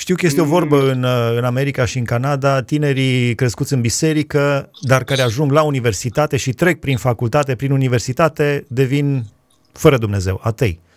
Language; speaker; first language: Romanian; native; Romanian